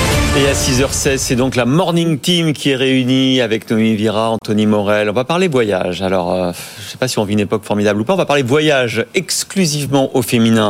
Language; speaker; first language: French; native; French